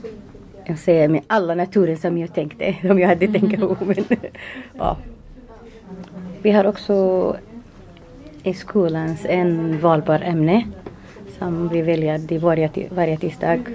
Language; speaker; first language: Swedish; non-native, learner; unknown